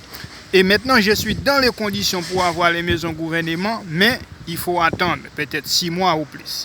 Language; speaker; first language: French; non-native, local second language; Haitian Creole